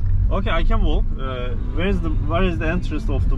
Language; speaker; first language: English; non-native, learner; Turkish